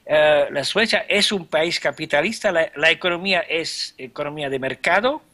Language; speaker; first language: Spanish; non-native, fluent; French